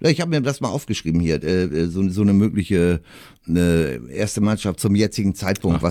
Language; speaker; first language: German; native; German